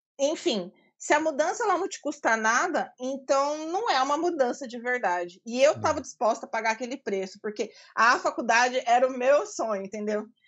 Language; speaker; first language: Portuguese; native; Portuguese